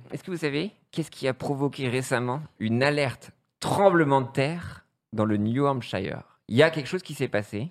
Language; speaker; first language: French; native; French